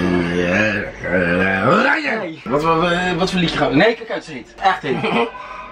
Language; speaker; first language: Dutch; native; Dutch